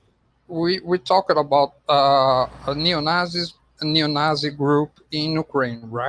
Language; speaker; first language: English; non-native, fluent; Portuguese